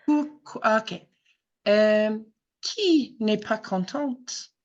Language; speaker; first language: French; non-native, fluent; English